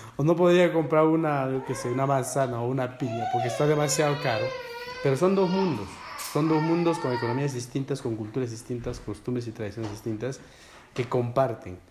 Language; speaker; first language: Spanish; non-native, local second language; Quechua